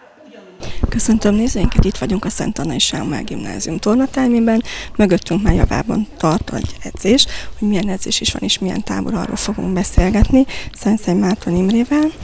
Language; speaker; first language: Hungarian; native; Hungarian